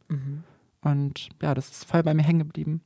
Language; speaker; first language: German; native; German